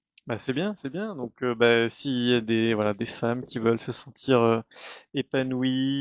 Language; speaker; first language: French; native; French